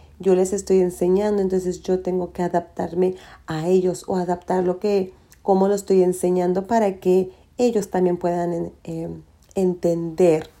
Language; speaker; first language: Spanish; early bilingual, heritage; Spanish